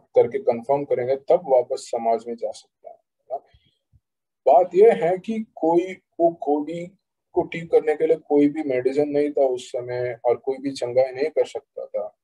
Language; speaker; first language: Hindi; non-native, local second language; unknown